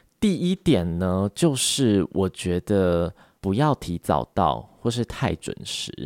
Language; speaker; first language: Chinese; native; Chinese